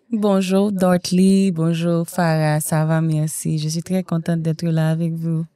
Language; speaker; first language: French; non-native, local second language; Haitian Creole